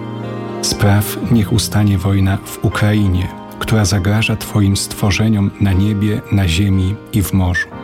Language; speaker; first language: Polish; native; Polish